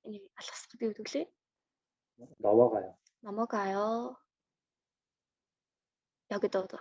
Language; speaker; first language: Korean; non-native, learner; Mongolian